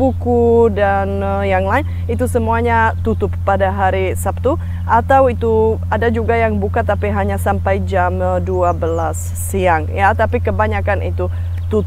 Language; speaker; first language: Indonesian; non-native, fluent; Czech